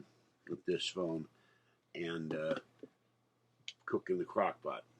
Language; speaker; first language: English; native; English